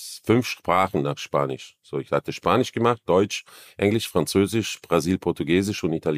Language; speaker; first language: German; non-native, fluent; Croatian